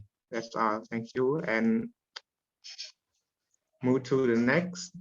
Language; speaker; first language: English; non-native, learner; Khmer